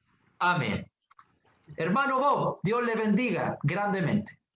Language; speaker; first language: Spanish; native; Spanish